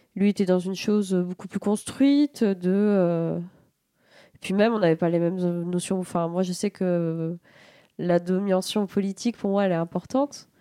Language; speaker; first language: French; native; French